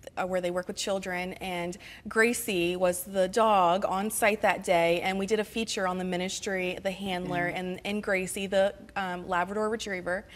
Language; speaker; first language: English; native; English